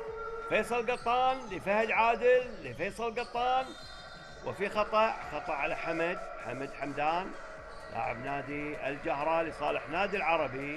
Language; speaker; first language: Arabic; native; Arabic